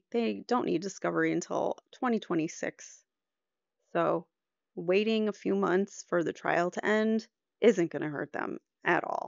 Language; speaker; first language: English; native; English